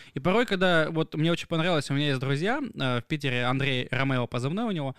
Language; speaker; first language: Russian; native; Russian